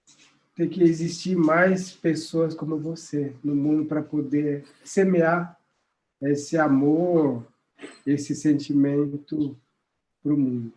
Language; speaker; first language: Portuguese; non-native, local second language; Guarani